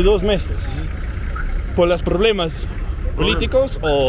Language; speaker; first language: Spanish; non-native, learner; Danish